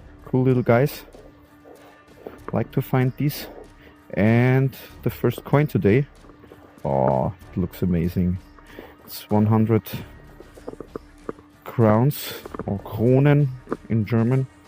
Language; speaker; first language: English; non-native, fluent; German